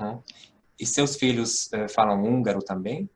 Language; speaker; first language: Portuguese; non-native, fluent; Hungarian